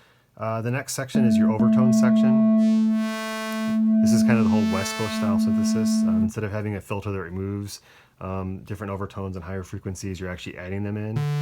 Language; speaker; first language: English; native; English